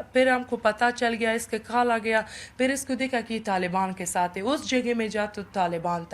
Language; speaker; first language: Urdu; non-native, learner; Persian